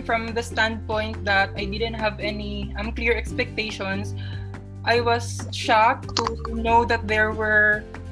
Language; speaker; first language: English; non-native, local second language; Cebuano